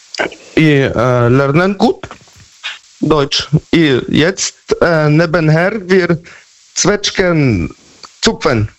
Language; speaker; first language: German; non-native, learner; Polish